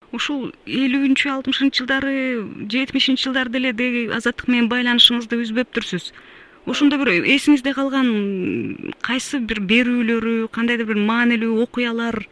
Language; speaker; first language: Kyrgyz; native; Kyrgyz